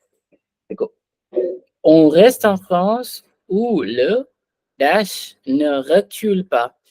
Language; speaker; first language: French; non-native, fluent; Hindi